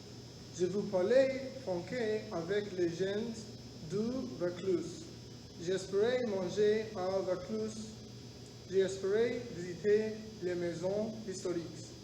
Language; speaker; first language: French; non-native, learner; English